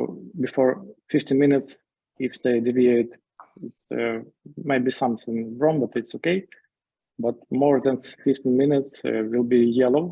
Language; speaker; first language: English; non-native, learner; Ukrainian